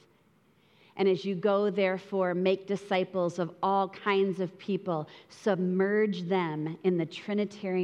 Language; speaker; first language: English; native; English